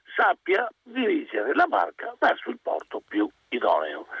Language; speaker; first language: Italian; native; Italian